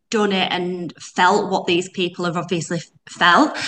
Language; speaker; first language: English; native; English